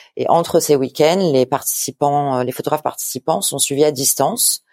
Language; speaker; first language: French; native; French